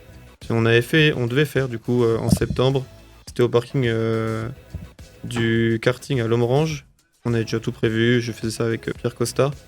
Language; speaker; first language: French; native; French